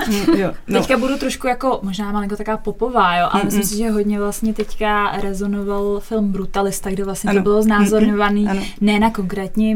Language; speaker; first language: Czech; native; Czech